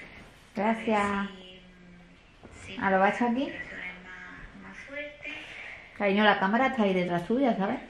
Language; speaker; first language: Spanish; native; Spanish